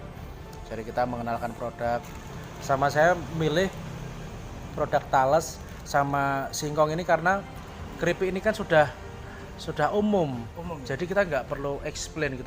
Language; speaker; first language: Indonesian; native; Indonesian